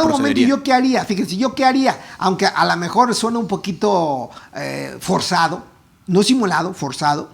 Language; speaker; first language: Spanish; native; Spanish